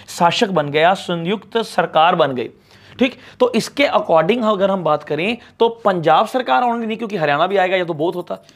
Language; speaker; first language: Hindi; non-native, local second language; Punjabi